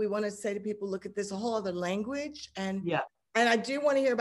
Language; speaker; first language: English; native; English